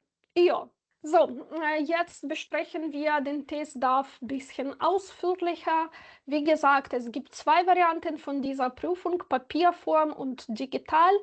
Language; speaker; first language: German; non-native, fluent; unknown